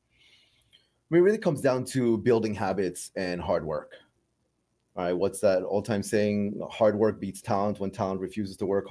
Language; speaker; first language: English; native; English